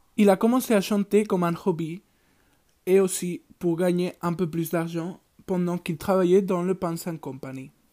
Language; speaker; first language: French; non-native, learner; Spanish